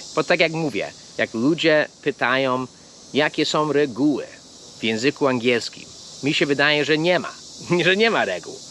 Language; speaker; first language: Polish; non-native, fluent; English